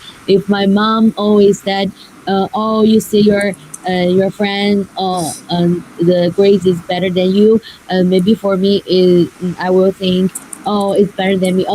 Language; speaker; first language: English; non-native, learner; Chinese